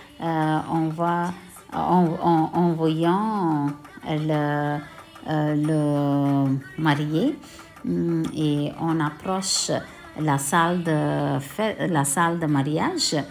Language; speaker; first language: French; non-native, local second language; Tamil